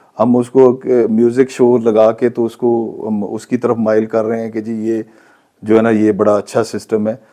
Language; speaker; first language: Urdu; non-native, local second language; Punjabi